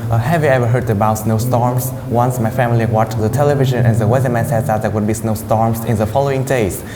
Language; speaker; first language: English; non-native, fluent; Vietnamese